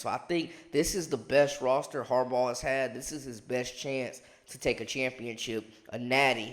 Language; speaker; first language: English; native; English